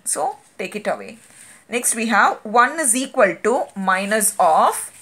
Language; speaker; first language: English; non-native, local second language; Tamil